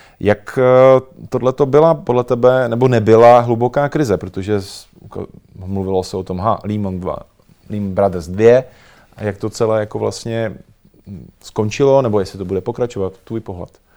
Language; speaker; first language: Czech; native; Czech